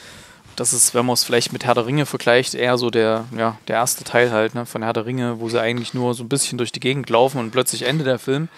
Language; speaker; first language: German; native; German